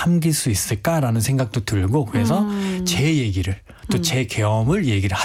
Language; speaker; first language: Korean; non-native, fluent; Nepali